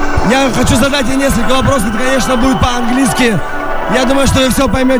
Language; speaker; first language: Russian; native; Russian